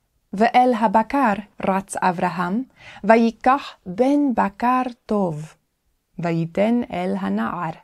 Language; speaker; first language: Hebrew; non-native, fluent; English